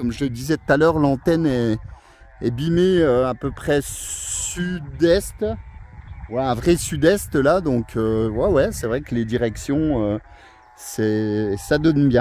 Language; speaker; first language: French; native; French